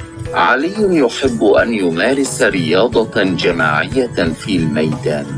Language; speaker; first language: Arabic; non-native, learner; Indonesian